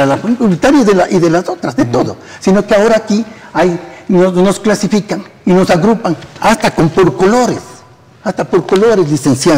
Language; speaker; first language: Spanish; native; Spanish